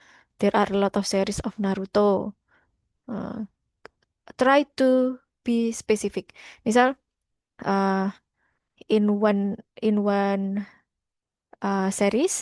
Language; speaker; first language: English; non-native, fluent; Indonesian